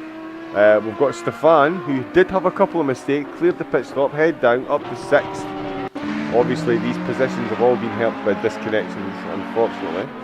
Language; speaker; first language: English; native; English